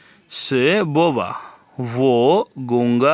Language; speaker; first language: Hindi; non-native, fluent; Bangla